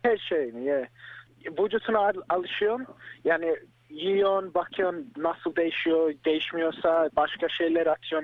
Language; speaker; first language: Turkish; early bilingual, heritage; Turkish